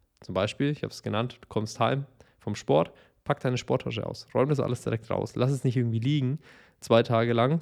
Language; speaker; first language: German; native; German